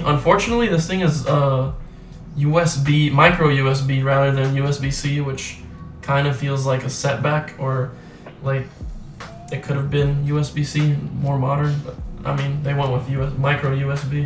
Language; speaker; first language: English; native; English